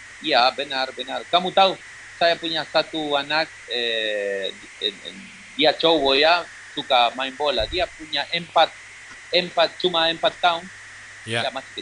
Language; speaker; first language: Indonesian; non-native, learner; Spanish